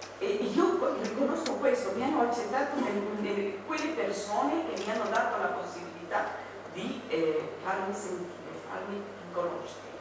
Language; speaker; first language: Italian; non-native, fluent; Spanish